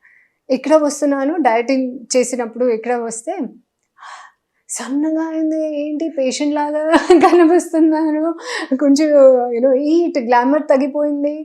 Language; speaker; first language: Telugu; non-native, local second language; Hindi